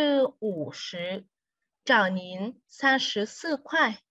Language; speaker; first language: Chinese; non-native, fluent; Vietnamese